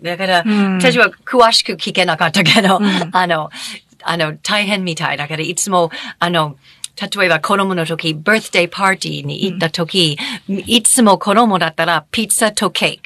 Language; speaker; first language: Japanese; non-native, fluent; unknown